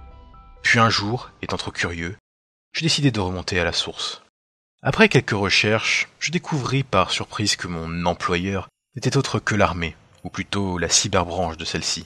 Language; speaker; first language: French; native; French